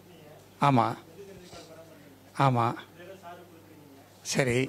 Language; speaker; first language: Tamil; native; Tamil